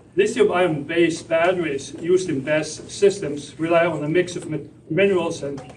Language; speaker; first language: English; non-native, fluent; German